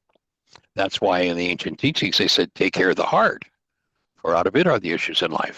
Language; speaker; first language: English; native; English